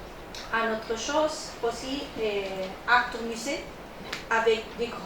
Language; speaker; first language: French; non-native, learner; Spanish